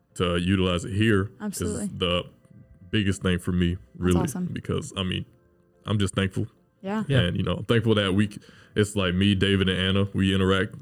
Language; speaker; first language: English; native; English